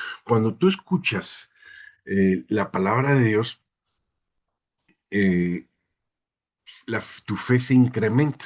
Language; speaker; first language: Spanish; native; Spanish